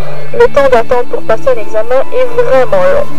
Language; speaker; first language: French; native; French